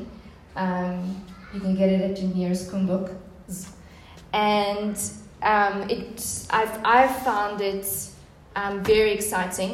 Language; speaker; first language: English; native; English